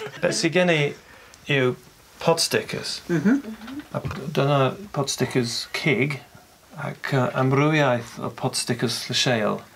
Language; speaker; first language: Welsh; non-native, local second language; English